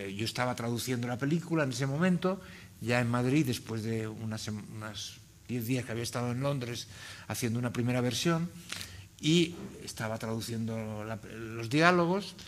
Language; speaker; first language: Spanish; native; Spanish